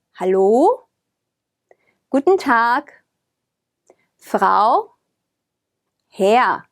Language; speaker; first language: German; non-native, fluent; Korean